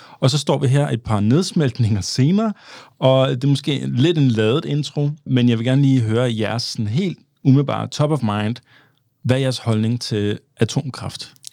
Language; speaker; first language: Danish; early bilingual, other home language; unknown